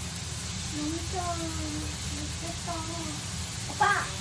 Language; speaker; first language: Korean; non-native, learner; Japanese